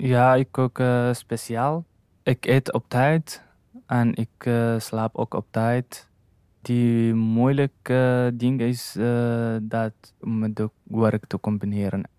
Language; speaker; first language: Dutch; non-native, learner; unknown